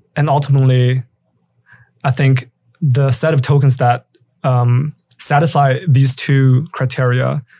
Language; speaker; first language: English; native; English